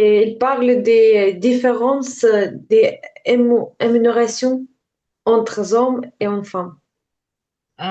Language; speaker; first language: French; non-native, learner; Ukrainian